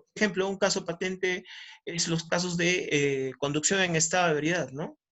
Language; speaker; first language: Spanish; native; Spanish